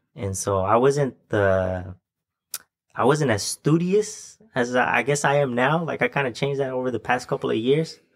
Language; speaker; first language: English; native; English